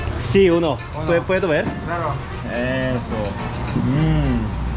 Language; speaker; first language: Spanish; non-native, learner; Korean